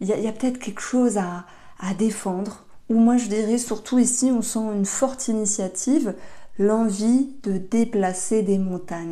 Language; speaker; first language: French; native; French